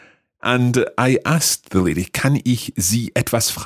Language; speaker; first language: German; non-native, learner; English